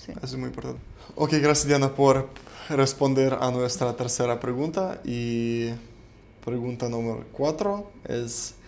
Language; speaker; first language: Spanish; non-native, fluent; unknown